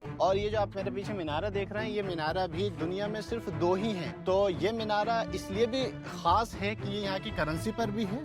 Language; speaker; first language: Urdu; native; Urdu